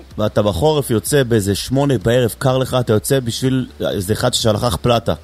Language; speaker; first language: Hebrew; native; Hebrew